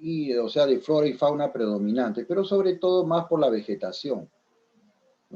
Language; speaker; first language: Spanish; native; Spanish